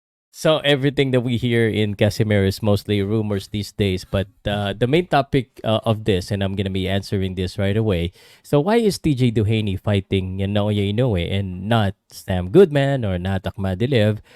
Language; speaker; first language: English; non-native, local second language; Filipino